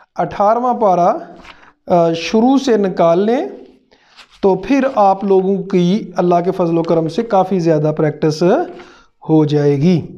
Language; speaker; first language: Urdu; native; Urdu